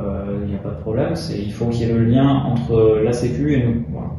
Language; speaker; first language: French; native; French